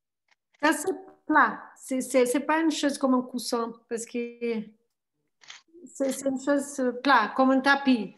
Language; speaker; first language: French; non-native, learner; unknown